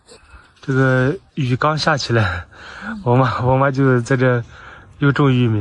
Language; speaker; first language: Chinese; native; Chinese